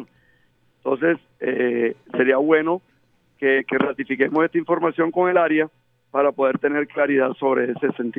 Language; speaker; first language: Spanish; native; Spanish